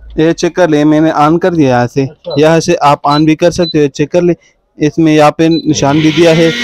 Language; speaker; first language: Urdu; non-native, local second language; Pashto